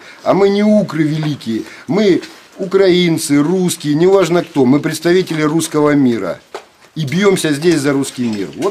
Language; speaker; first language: Russian; native; Russian